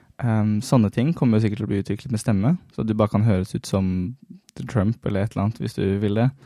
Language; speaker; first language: Norwegian; native; Norwegian